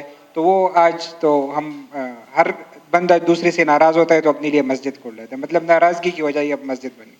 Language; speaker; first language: Urdu; native; Urdu